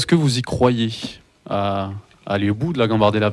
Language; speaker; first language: French; native; French